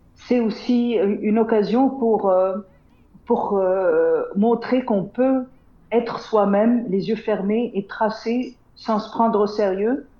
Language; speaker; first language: French; non-native, local second language; Arabic